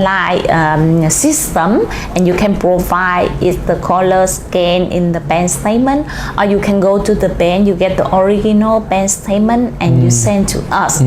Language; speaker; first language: English; non-native, learner; Vietnamese